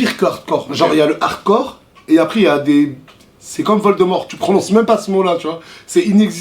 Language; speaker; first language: French; native; French